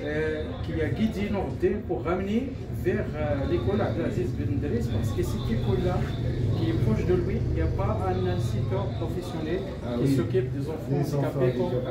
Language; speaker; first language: French; non-native, local second language; Arabic